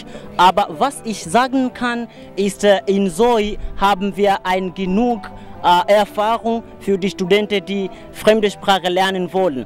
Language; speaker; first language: German; non-native, fluent; Swahili